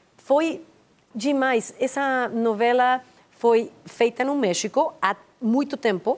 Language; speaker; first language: Portuguese; non-native, fluent; Spanish